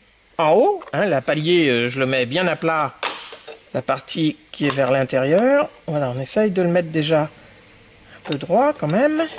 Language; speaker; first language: French; native; French